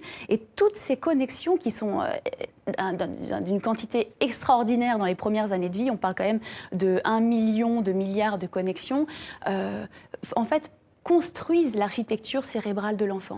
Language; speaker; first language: French; native; French